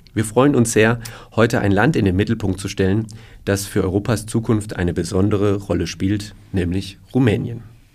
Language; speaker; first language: German; native; German